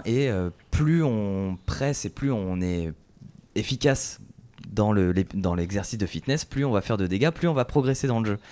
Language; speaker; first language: French; native; French